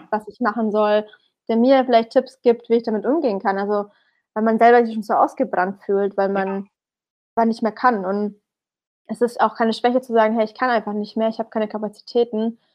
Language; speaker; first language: German; early bilingual, other home language; Arabic